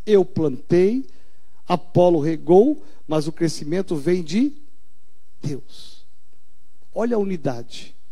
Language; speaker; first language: Portuguese; native; Portuguese